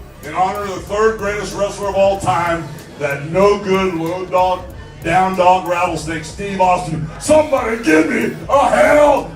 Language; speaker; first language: English; native; English